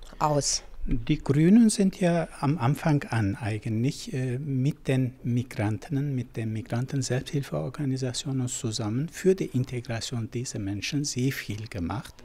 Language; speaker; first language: German; non-native, fluent; Turkish